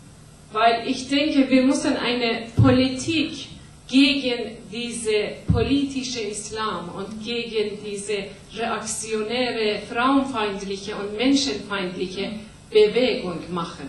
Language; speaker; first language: German; non-native, learner; Persian